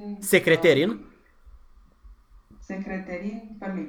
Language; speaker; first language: German; non-native, learner; Romanian